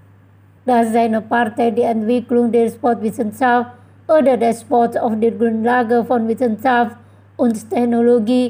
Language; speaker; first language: German; non-native, fluent; Indonesian